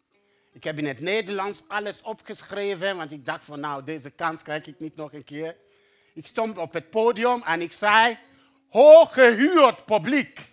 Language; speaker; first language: Dutch; non-native, fluent; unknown